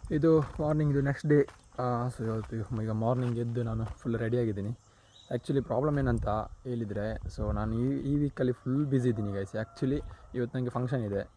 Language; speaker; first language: Kannada; non-native, local second language; Tulu